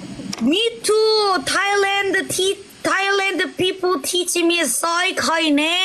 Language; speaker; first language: English; non-native, learner; Chinese